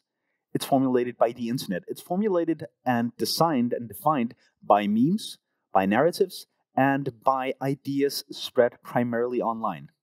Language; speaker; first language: English; non-native, fluent; Danish